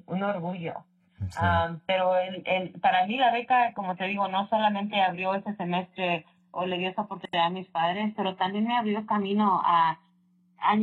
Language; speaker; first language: Spanish; native; Spanish